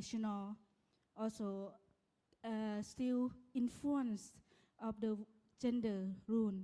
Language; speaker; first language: English; non-native, learner; Lao